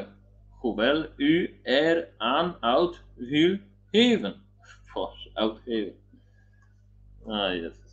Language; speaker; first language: Dutch; non-native, learner; Polish